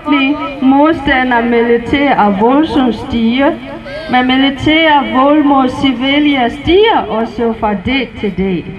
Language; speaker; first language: Danish; non-native, learner; Burmese